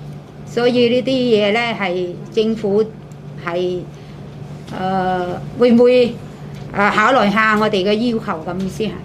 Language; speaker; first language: Cantonese; non-native, fluent; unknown